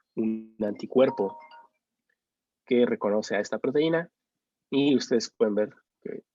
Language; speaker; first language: Spanish; native; Spanish